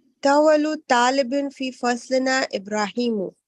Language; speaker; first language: Arabic; non-native, learner; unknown